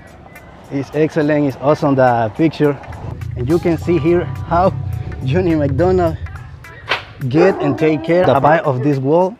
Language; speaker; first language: English; non-native, learner; Spanish